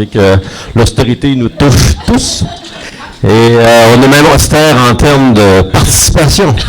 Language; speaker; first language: French; native; French